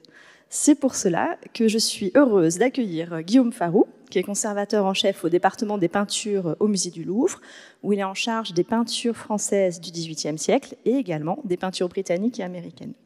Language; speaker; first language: French; native; French